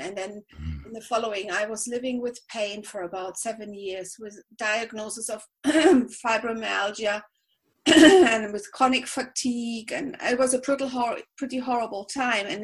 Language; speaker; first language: English; non-native, fluent; German